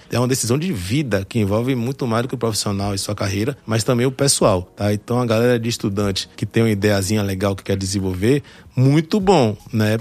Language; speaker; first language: Portuguese; early bilingual, other home language; French